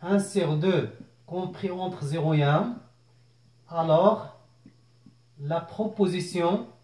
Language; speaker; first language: French; non-native, local second language; Arabic